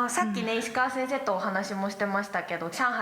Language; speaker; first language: Japanese; native; Japanese